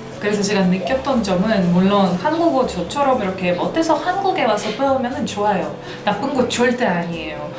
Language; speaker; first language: Korean; non-native, fluent; Russian